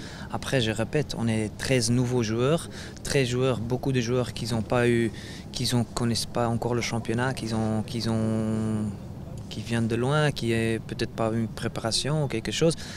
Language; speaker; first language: French; non-native, fluent; Dutch